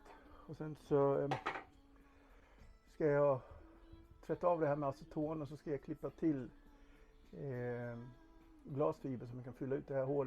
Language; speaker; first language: Swedish; native; Swedish